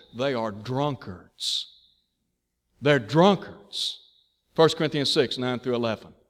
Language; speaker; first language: English; native; English